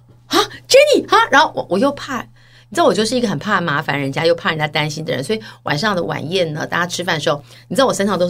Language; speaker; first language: Chinese; native; Chinese